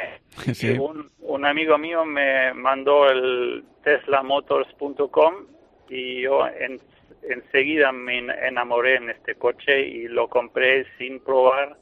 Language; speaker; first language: Spanish; non-native, fluent; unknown